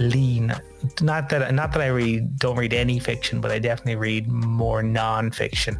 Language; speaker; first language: English; native; English